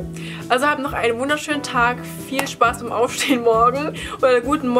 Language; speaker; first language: German; native; German